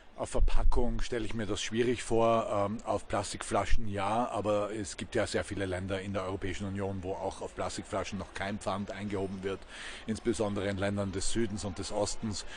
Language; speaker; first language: German; native; German